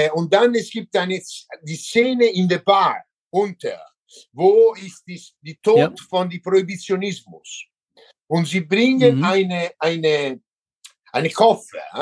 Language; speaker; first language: German; non-native, learner; Italian